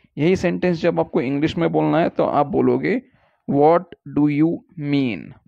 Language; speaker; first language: Hindi; native; Hindi